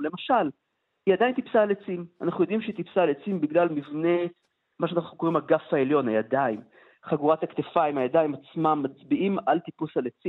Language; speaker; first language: Hebrew; native; Hebrew